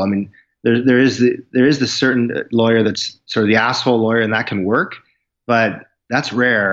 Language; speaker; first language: English; native; English